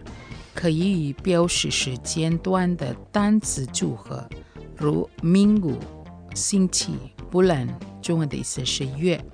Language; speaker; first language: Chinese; non-native, fluent; Indonesian